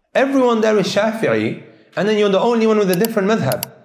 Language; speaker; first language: English; native; English